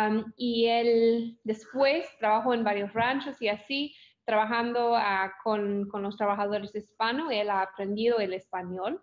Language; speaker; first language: Spanish; non-native, fluent; English